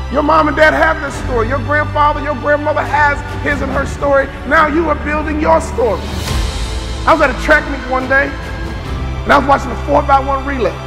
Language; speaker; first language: English; native; English